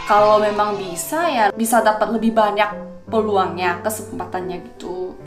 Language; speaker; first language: Indonesian; non-native, fluent; Korean